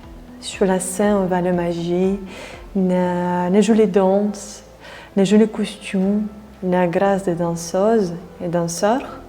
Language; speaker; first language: French; non-native, fluent; Russian